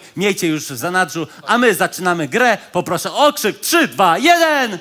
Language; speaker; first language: Polish; native; Polish